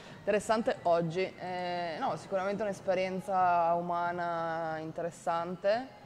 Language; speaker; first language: Italian; native; Italian